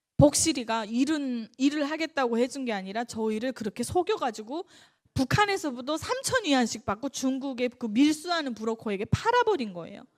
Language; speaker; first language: Korean; native; Korean